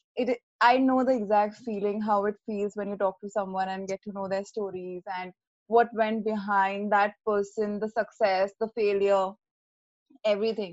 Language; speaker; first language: English; non-native, local second language; Hindi